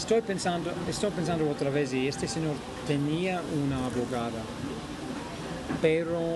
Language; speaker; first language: Spanish; non-native, fluent; English